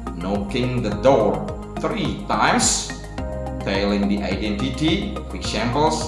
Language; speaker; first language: English; non-native, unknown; Indonesian